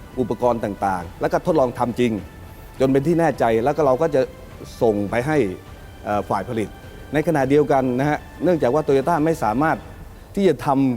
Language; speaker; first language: Thai; native; Thai